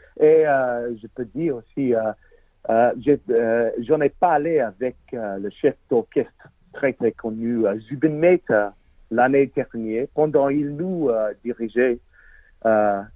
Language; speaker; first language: French; non-native, learner; English